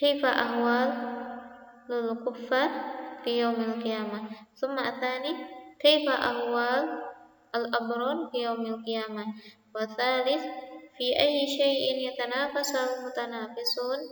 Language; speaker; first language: Arabic; non-native, fluent; Indonesian